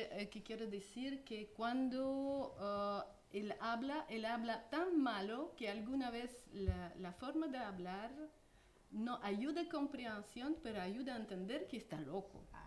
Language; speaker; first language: Spanish; non-native, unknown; Russian